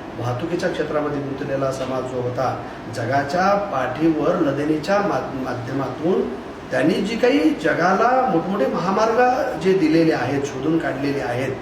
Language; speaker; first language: Marathi; non-native, local second language; Lambadi